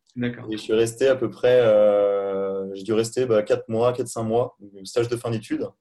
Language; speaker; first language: French; native; French